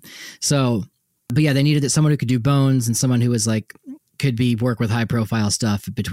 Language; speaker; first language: English; native; English